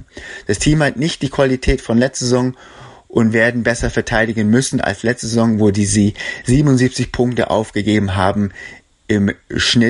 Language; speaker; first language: German; native; German